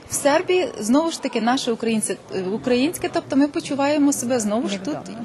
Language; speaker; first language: Ukrainian; native; Ukrainian